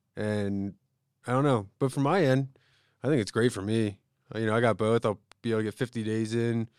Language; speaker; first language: English; native; English